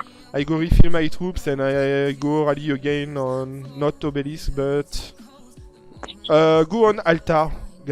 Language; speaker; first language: English; non-native, learner; French